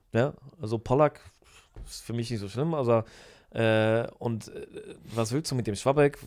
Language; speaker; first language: German; native; German